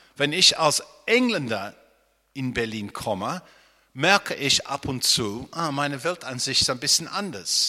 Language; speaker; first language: German; non-native, fluent; English